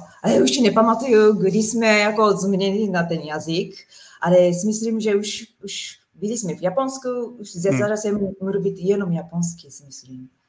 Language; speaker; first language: Czech; non-native, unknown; Japanese